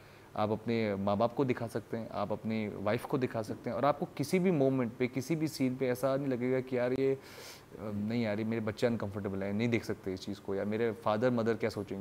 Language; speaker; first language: Hindi; native; Hindi